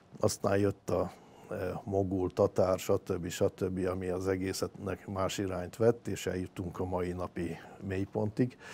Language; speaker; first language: Hungarian; native; Hungarian